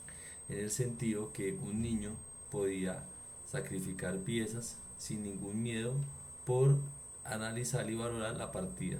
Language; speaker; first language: Spanish; native; Spanish